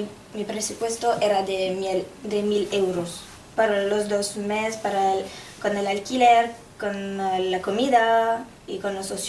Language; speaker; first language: Spanish; non-native, learner; French